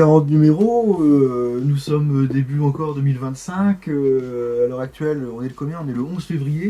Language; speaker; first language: French; native; French